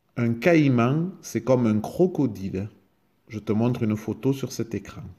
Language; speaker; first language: French; native; French